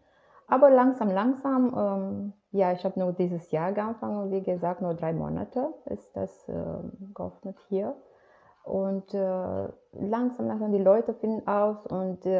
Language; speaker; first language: German; non-native, fluent; Romanian